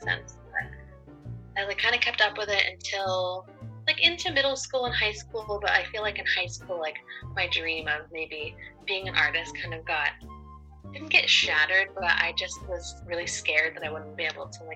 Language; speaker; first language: English; native; English